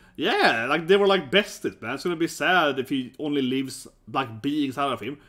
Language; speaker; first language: English; non-native, fluent; Swedish